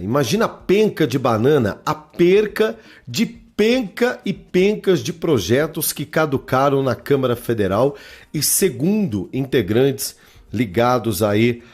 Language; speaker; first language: Portuguese; native; Portuguese